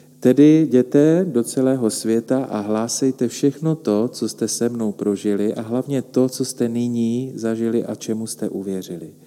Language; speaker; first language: Czech; native; Czech